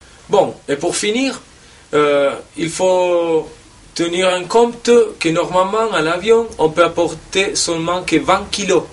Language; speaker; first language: French; non-native, fluent; Spanish